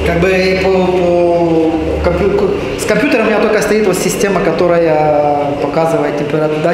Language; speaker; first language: Russian; native; Russian